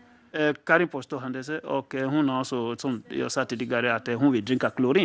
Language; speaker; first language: Swedish; non-native, fluent; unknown